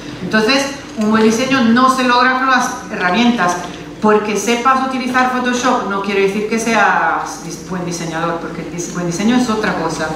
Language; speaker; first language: Spanish; non-native, fluent; Italian